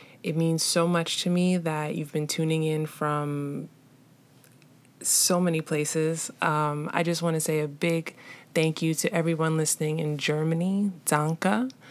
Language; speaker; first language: English; native; English